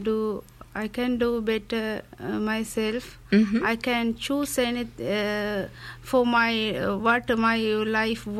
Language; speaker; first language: English; non-native, learner; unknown